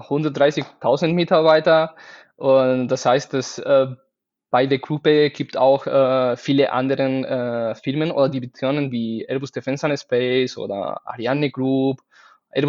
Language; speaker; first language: German; non-native, fluent; Spanish